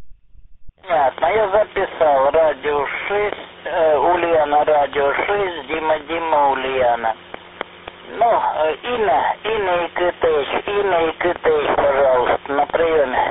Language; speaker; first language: Russian; native; Russian